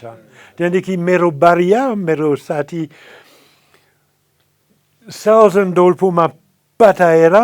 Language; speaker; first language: Nepali; non-native, fluent; French